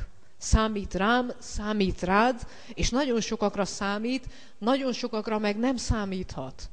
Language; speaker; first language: Hungarian; native; Hungarian